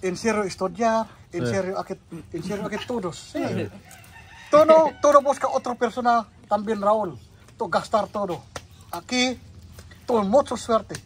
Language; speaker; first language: Spanish; non-native, learner; Filipino